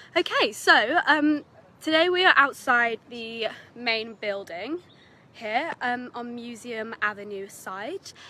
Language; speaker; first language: English; native; English